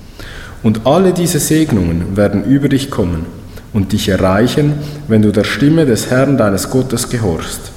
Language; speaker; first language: German; native; German